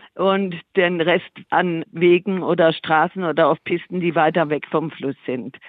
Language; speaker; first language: German; native; German